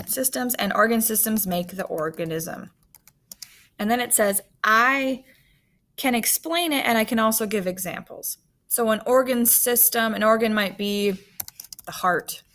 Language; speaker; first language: English; native; English